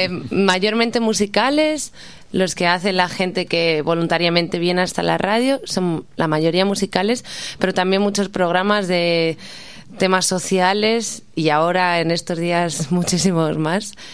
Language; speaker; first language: Spanish; native; Spanish